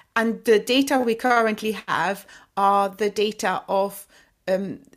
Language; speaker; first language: English; non-native, fluent; Dutch